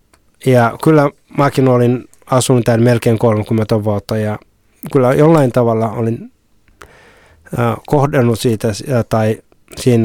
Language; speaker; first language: Finnish; non-native, fluent; Somali